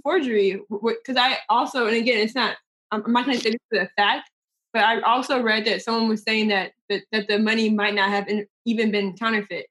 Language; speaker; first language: English; native; English